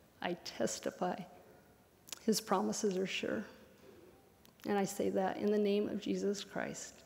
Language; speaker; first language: English; native; English